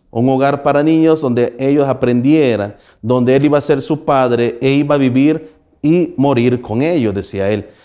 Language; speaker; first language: Spanish; native; Spanish